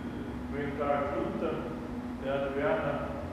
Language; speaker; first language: Portuguese; non-native, learner; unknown